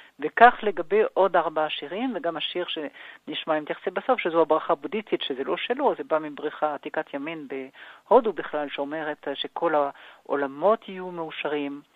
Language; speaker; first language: Hebrew; non-native, fluent; French